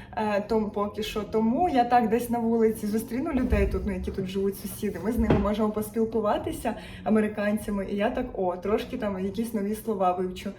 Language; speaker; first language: Ukrainian; non-native, local second language; Russian